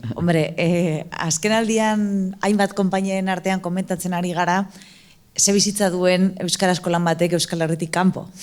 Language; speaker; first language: Basque; native; Basque